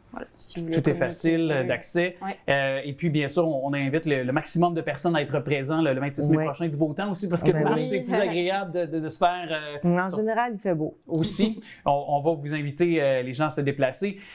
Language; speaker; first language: French; native; French